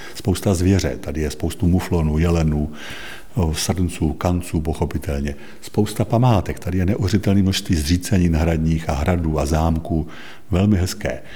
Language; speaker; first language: Czech; native; Czech